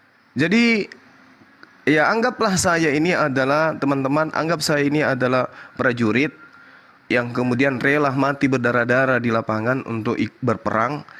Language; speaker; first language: Indonesian; native; Indonesian